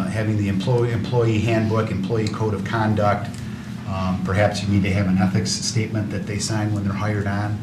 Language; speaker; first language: English; native; English